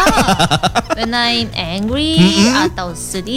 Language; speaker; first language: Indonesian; non-native, learner; Korean